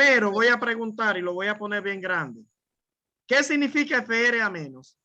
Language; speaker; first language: Spanish; native; Spanish